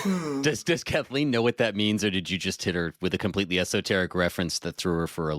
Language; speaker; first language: English; native; English